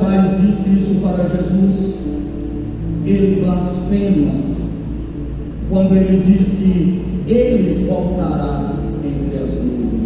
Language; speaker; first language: Portuguese; native; Portuguese